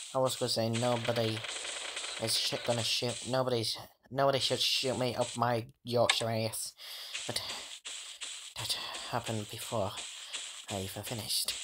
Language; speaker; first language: English; native; English